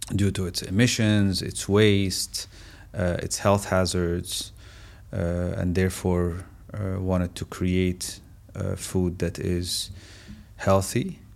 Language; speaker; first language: English; non-native, fluent; Arabic